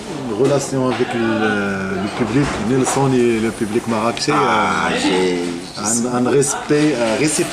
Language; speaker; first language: French; non-native, local second language; Arabic